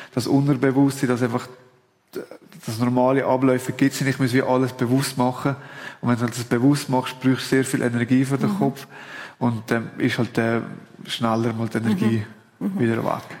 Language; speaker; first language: German; native; German